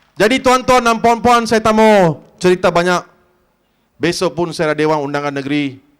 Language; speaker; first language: Malay; non-native, local second language; Tamil